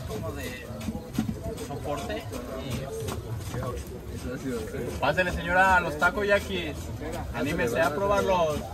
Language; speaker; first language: Spanish; native; Spanish